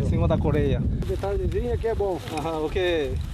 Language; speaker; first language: Portuguese; non-native, learner; Korean